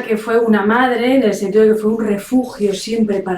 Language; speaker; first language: Spanish; native; Spanish